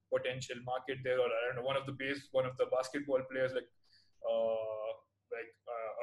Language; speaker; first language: English; non-native, local second language; Telugu